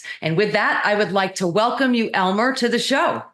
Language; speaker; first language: English; native; English